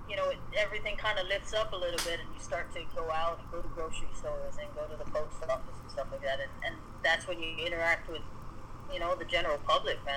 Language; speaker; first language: English; native; English